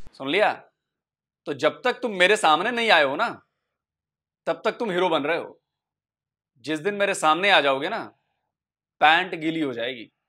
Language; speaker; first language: Hindi; native; Hindi